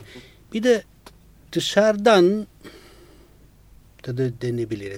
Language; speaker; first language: Turkish; non-native, fluent; Italian